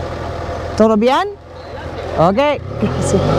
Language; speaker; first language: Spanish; non-native, learner; English